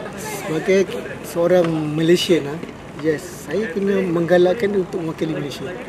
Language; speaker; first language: Malay; native; Malay